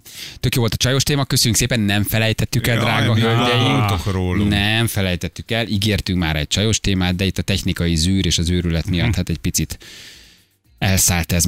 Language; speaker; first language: Hungarian; native; Hungarian